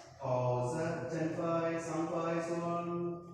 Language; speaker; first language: Vietnamese; non-native, learner; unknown